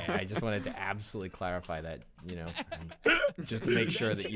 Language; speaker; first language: English; native; English